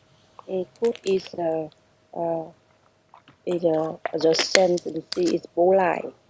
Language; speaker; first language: English; non-native, learner; Vietnamese